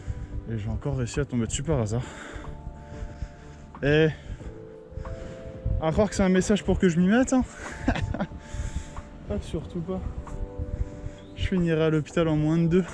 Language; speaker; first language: French; native; French